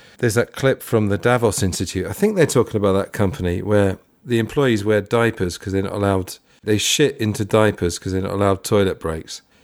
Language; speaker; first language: English; native; English